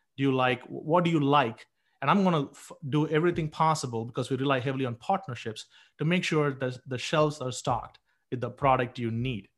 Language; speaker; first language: English; non-native, local second language; Tamil